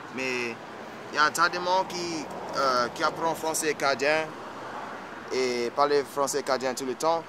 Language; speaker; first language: French; non-native, learner; English